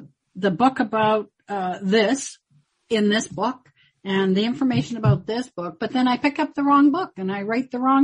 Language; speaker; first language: English; native; English